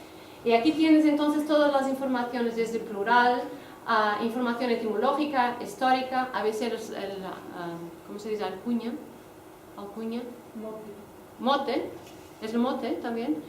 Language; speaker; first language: Spanish; non-native, fluent; Portuguese